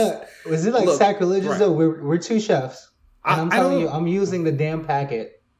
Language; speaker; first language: English; native; English